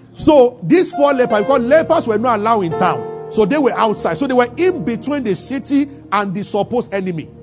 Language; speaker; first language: English; non-native, local second language; Yoruba